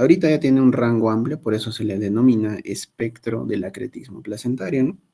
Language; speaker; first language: Spanish; native; Spanish